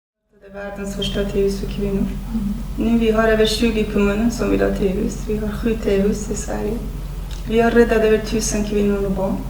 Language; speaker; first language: Swedish; non-native, fluent; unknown